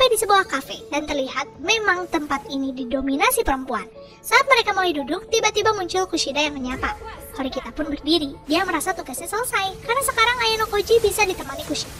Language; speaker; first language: Indonesian; native; Indonesian